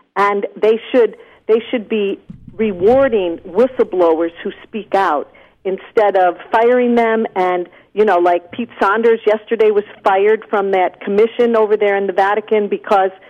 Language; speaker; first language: English; native; English